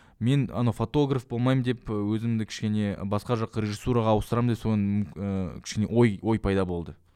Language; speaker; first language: Kazakh; non-native, local second language; Russian